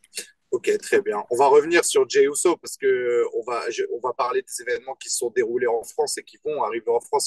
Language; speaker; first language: French; native; French